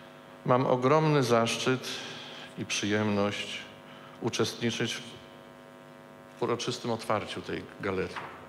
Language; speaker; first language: Polish; native; Polish